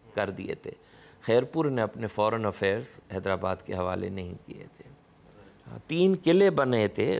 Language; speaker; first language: Urdu; non-native, local second language; Sindhi